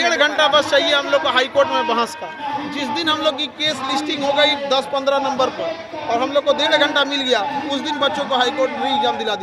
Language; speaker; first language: Hindi; non-native, local second language; Bhojpuri